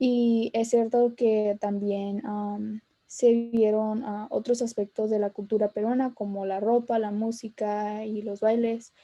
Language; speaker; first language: Spanish; early bilingual, heritage; Spanish